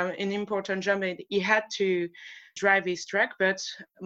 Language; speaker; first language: English; non-native, fluent; French